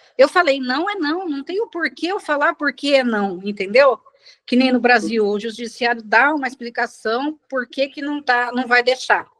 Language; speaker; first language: Portuguese; native; Portuguese